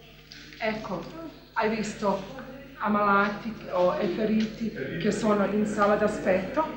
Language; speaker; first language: Italian; non-native, fluent; Bosnian